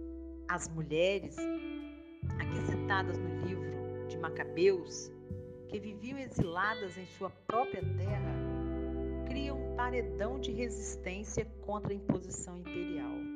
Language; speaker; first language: Portuguese; native; Portuguese